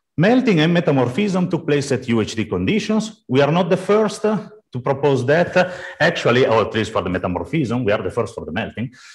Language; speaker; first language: English; non-native, fluent; Italian